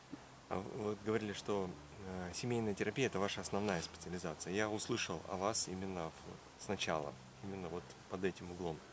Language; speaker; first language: Russian; native; Russian